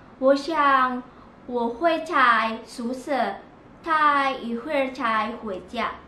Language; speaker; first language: Chinese; non-native, learner; Indonesian